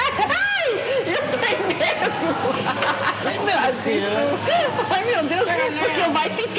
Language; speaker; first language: Portuguese; non-native, learner; French